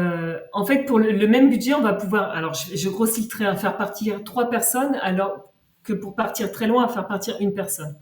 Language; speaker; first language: French; native; French